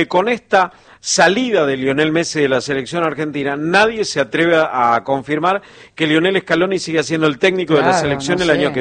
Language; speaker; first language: Spanish; native; Spanish